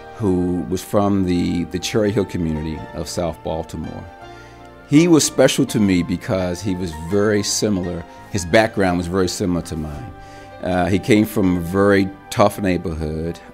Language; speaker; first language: English; native; English